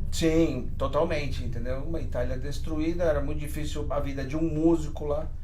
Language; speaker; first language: Portuguese; early bilingual, other home language; Spanish